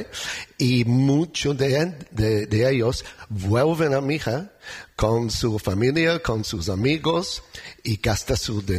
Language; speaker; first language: Spanish; non-native, learner; English